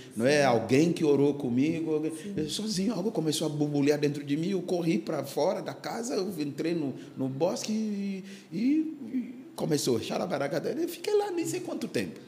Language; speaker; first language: Portuguese; non-native, fluent; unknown